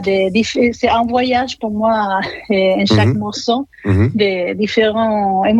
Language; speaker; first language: French; non-native, fluent; Spanish